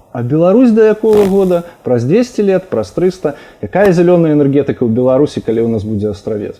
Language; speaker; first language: Belarusian; non-native, local second language; Russian